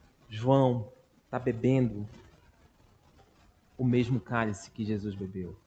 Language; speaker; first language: Portuguese; native; Portuguese